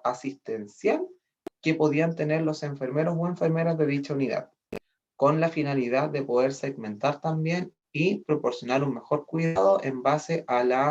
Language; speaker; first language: Spanish; native; Spanish